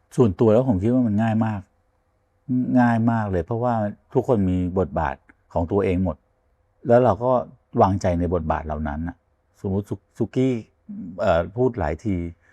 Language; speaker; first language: Thai; native; Thai